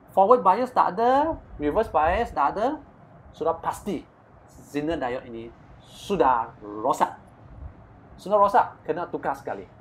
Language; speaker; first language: Malay; non-native, local second language; Chinese